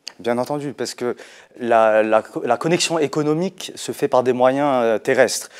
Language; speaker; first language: French; non-native, local second language; Arabic